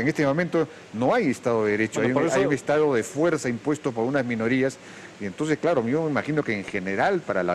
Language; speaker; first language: Spanish; native; Spanish